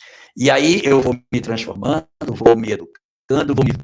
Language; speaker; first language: Portuguese; native; Portuguese